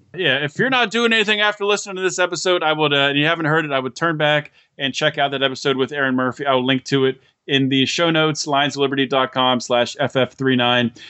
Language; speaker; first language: English; native; English